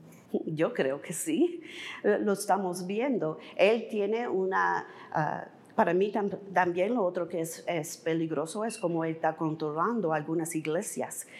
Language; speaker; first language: Spanish; early bilingual, heritage; English